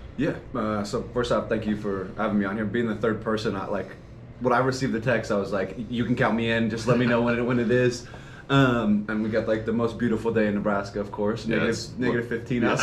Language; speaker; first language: English; native; English